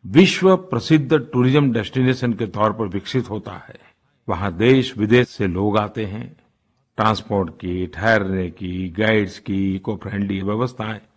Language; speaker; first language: Hindi; non-native, local second language; Gujarati